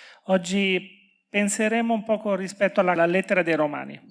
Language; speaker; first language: Italian; native; Italian